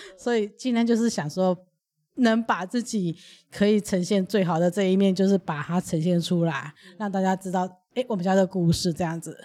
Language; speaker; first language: Chinese; early bilingual, other home language; Burmese